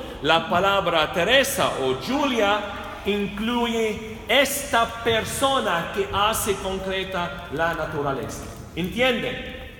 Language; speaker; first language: Spanish; non-native, fluent; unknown